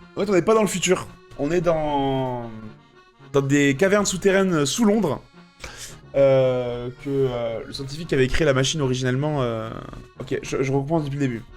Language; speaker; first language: French; native; French